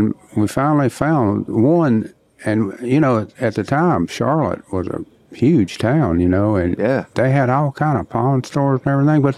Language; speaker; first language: English; native; English